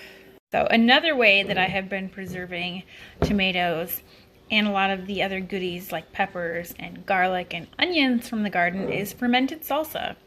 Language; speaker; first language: English; native; English